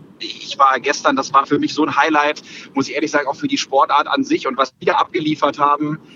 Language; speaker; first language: German; native; German